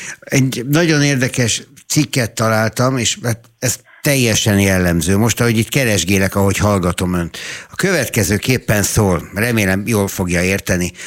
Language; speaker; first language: Hungarian; native; Hungarian